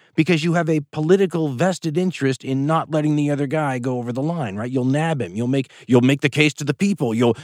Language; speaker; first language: English; native; English